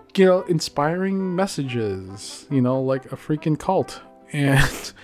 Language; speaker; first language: English; native; English